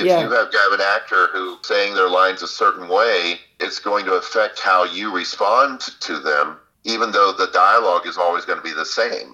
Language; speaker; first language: English; native; English